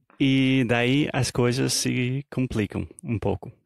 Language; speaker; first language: Portuguese; non-native, fluent; English